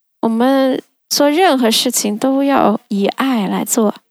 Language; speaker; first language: Chinese; non-native, fluent; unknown